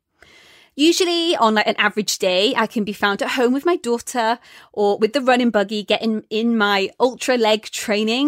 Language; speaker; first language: English; native; English